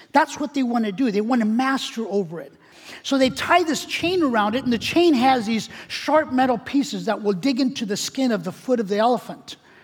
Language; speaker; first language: English; early bilingual, other home language; Spanish